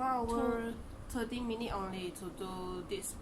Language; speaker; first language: English; non-native, local second language; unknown